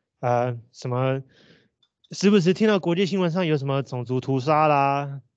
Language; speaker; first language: Chinese; native; Chinese